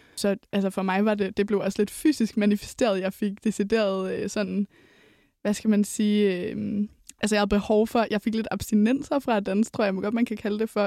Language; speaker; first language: Danish; native; Danish